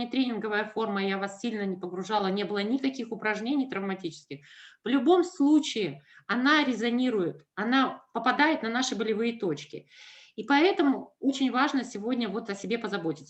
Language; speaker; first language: Russian; native; Russian